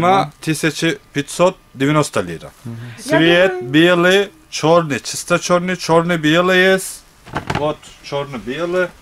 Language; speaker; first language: Russian; non-native, learner; Turkish